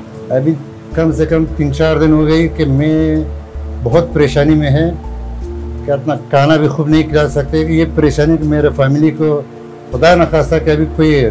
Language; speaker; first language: Hindi; non-native, fluent; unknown